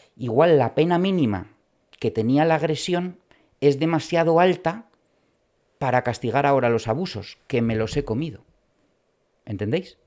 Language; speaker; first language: Spanish; native; Spanish